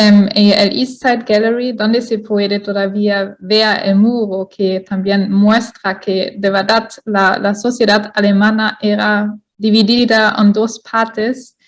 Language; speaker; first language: Spanish; non-native, fluent; German